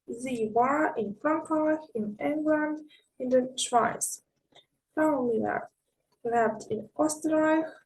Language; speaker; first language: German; non-native, learner; Ukrainian